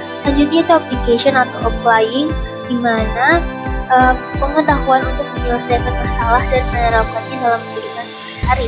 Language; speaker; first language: Indonesian; native; Indonesian